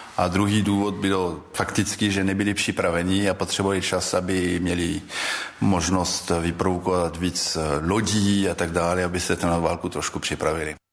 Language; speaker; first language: Czech; early bilingual, heritage; Czech